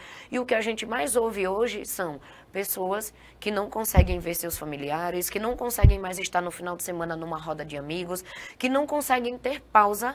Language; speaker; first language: Portuguese; native; Portuguese